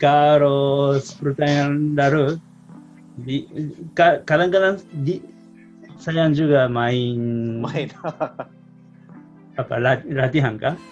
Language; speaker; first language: Indonesian; non-native, learner; Japanese